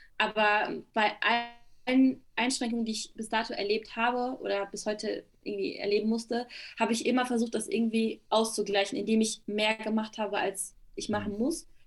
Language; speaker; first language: German; early bilingual, other home language; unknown